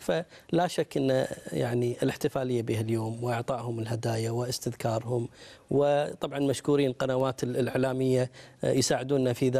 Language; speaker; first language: Arabic; native; Arabic